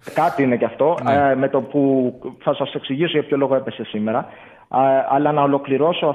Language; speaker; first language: Greek; native; Greek